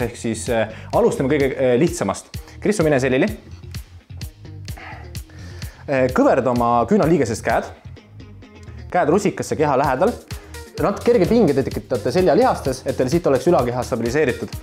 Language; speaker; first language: Estonian; native; Estonian